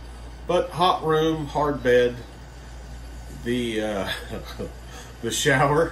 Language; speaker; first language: English; native; English